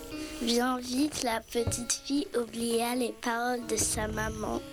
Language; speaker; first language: French; native; French